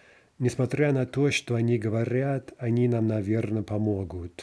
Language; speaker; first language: Russian; non-native, fluent; English